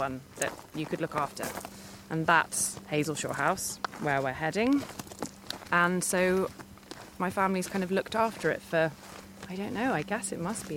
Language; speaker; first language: English; native; English